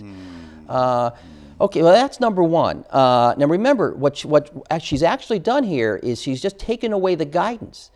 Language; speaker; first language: English; native; English